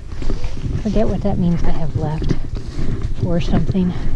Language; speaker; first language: English; native; English